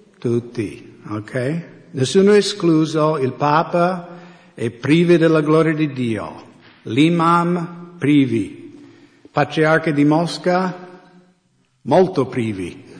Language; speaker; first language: Italian; non-native, fluent; English